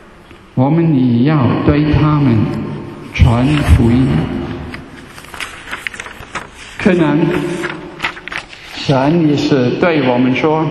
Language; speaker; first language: Chinese; non-native, fluent; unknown